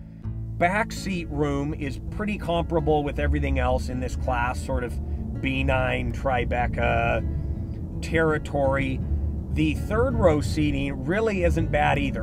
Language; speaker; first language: English; native; English